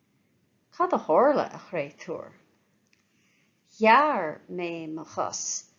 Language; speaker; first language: Irish; non-native, local second language; English